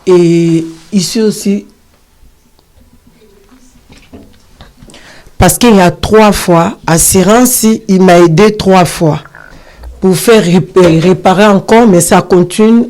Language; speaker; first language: French; non-native, learner; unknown